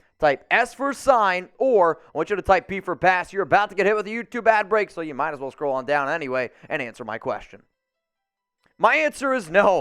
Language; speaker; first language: English; native; English